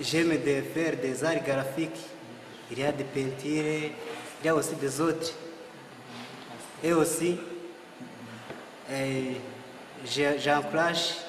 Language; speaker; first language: French; non-native, local second language; Kinyarwanda